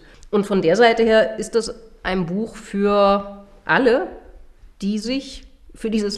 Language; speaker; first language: German; native; German